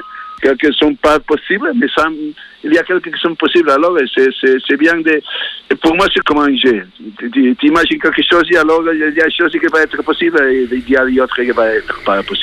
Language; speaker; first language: French; non-native, learner; Spanish